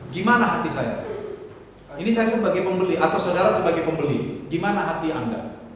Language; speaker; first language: Indonesian; non-native, local second language; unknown